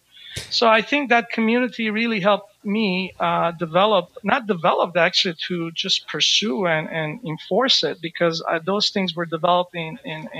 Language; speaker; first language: English; non-native, fluent; Persian